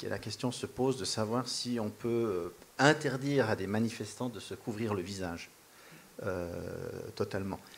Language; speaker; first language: French; native; French